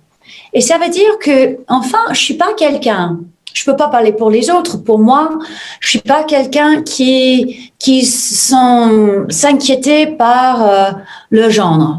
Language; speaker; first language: French; non-native, fluent; English